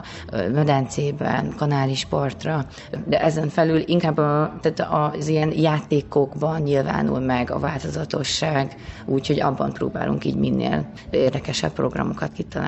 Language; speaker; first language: Hungarian; native; Hungarian